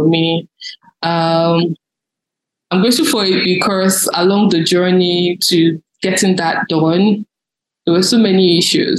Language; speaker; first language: English; non-native, local second language; Yoruba